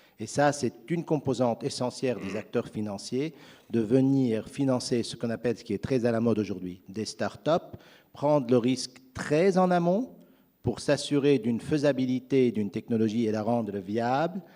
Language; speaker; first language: French; non-native, fluent; Arabic